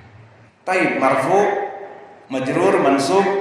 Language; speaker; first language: Arabic; non-native, fluent; Indonesian